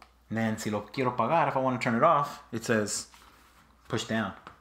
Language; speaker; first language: English; early bilingual, other home language; Spanish